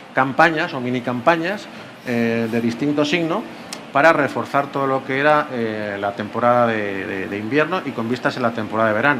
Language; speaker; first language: Spanish; native; Spanish